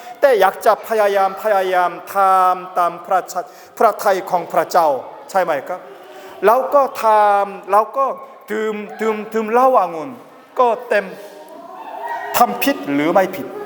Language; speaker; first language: Thai; non-native, learner; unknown